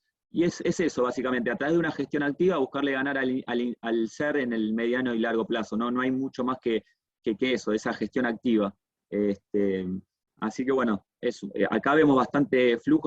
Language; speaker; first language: Spanish; native; Spanish